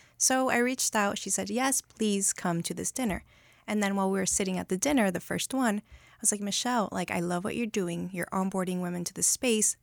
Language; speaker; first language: English; early bilingual, other home language; Spanish